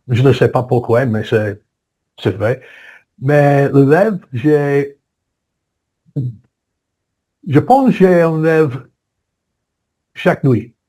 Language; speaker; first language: French; non-native, learner; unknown